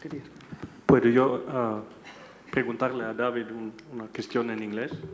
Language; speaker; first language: Spanish; non-native, fluent; Swedish